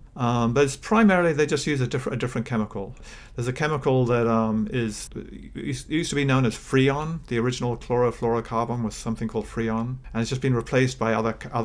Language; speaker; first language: English; native; English